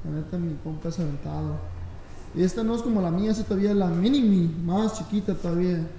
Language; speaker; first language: Spanish; early bilingual, other home language; English